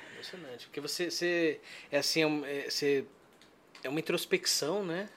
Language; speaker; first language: Portuguese; native; Portuguese